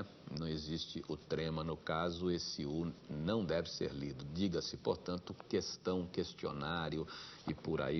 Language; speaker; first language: Portuguese; native; Portuguese